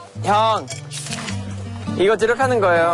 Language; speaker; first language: Korean; non-native, fluent; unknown